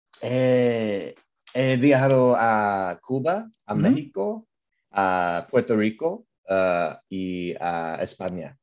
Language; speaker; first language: Spanish; non-native, learner; English